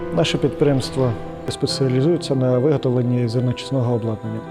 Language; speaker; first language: Ukrainian; native; Ukrainian